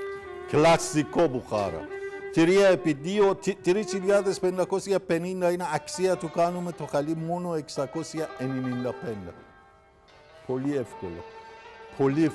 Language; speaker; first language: Greek; non-native, fluent; Persian